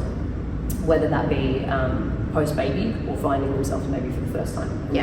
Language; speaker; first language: English; native; English